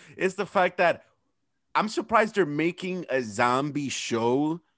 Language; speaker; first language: English; early bilingual, other home language; Spanish